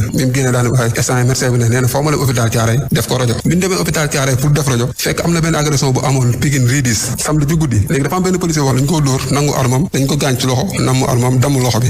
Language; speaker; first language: Wolof; native; Wolof